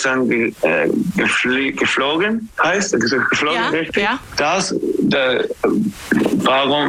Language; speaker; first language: German; non-native, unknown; English